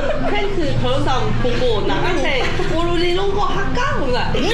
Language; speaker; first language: Korean; non-native, learner; Chinese